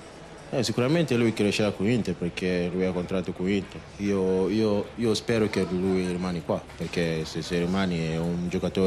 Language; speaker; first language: Italian; non-native, fluent; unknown